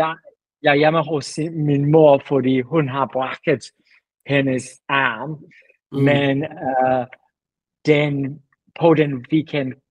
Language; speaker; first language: Danish; non-native, learner; English